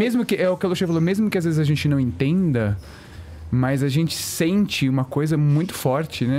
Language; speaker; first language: Portuguese; non-native, learner; Chinese